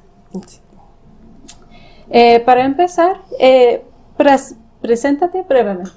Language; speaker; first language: Spanish; non-native, fluent; English